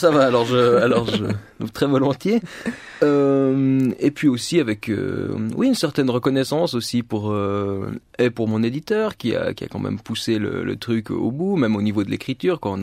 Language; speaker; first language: French; native; French